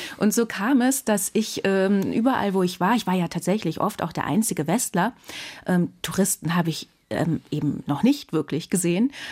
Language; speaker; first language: German; native; German